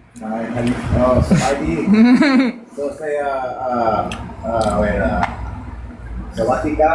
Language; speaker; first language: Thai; non-native, learner; English